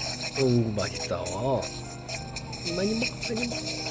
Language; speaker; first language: Korean; native; Korean